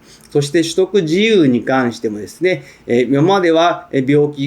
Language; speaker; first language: Japanese; native; Japanese